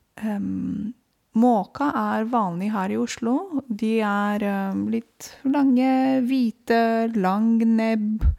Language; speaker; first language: Norwegian; non-native, fluent; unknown